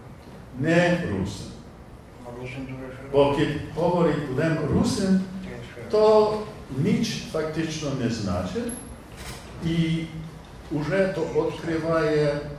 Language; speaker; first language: Polish; non-native, learner; English